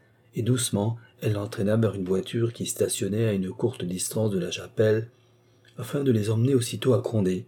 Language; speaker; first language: French; native; French